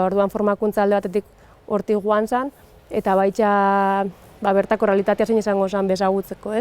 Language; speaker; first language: Basque; native; Basque